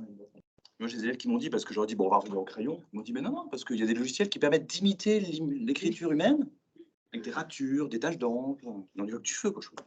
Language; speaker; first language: French; native; French